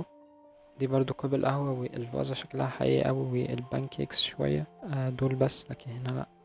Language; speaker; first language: Arabic; native; Arabic